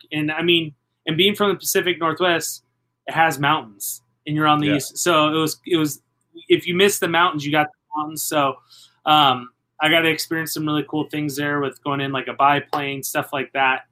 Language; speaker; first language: English; native; English